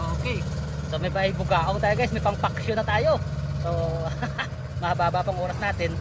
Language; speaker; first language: Filipino; native; Filipino